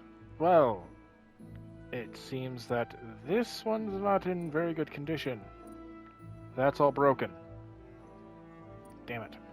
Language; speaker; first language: English; native; English